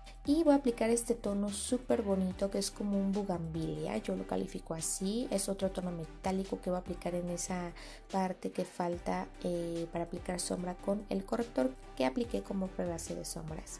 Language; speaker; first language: Spanish; native; Spanish